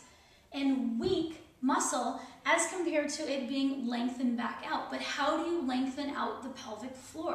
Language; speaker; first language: English; native; English